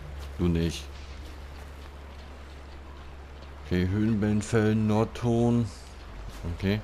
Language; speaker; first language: German; native; German